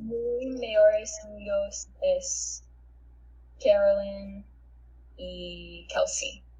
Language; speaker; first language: Spanish; non-native, learner; English